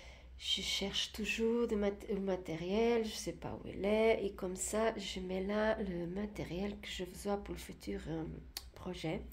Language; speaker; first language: French; non-native, fluent; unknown